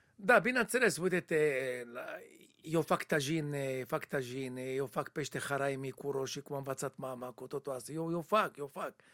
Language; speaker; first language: Romanian; non-native, learner; Hebrew